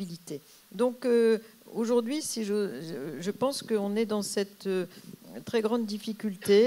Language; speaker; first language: French; native; French